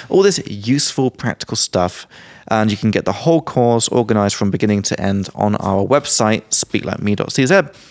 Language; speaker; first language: English; native; English